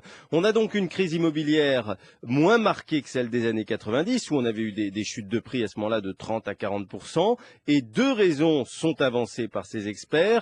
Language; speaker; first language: French; native; French